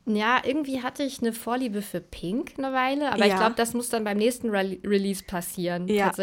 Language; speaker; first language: German; native; German